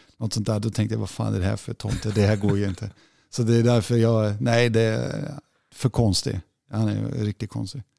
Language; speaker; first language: Swedish; non-native, fluent; German